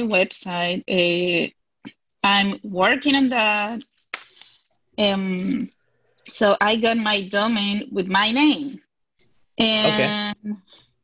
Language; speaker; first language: English; non-native, fluent; Spanish